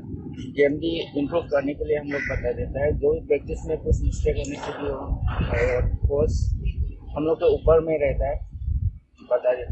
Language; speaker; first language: Hindi; non-native, local second language; Manipuri